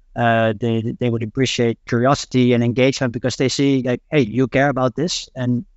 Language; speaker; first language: English; non-native, fluent; Dutch